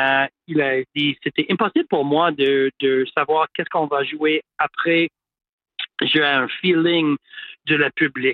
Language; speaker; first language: French; non-native, local second language; English